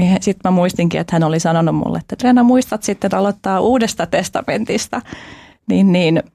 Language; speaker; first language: Finnish; early bilingual, other home language; Albanian